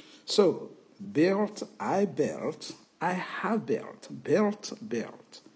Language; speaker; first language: English; non-native, fluent; French